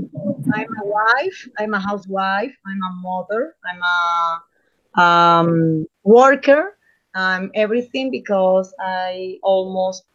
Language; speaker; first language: English; non-native, learner; Spanish